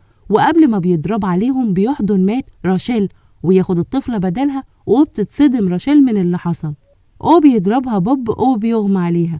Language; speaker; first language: Arabic; native; Arabic